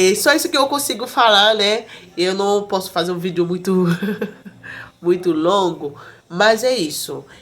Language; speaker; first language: Portuguese; non-native, fluent; Haitian Creole